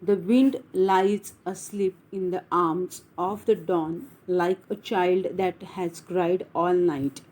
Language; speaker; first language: English; non-native, local second language; Marathi